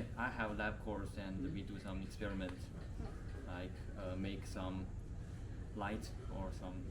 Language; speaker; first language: English; non-native, learner; Chinese